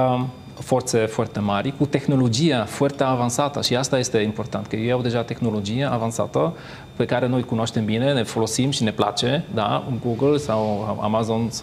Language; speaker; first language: Romanian; non-native, fluent; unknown